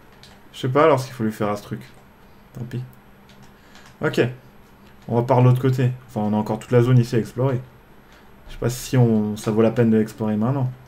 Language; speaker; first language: French; native; French